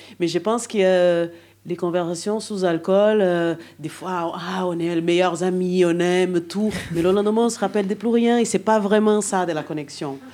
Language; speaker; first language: French; non-native, fluent; Portuguese